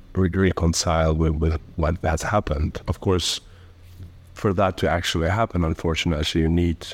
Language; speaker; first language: English; early bilingual, other home language; Albanian